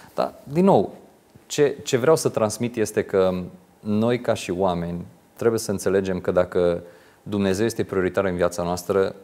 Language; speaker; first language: Romanian; non-native, local second language; Hungarian